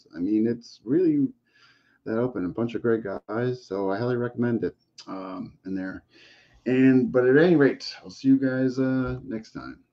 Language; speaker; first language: English; native; English